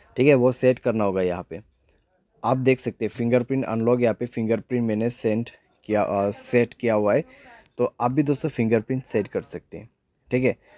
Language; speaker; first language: Hindi; native; Hindi